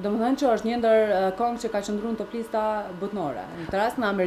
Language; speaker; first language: Albanian; native; Albanian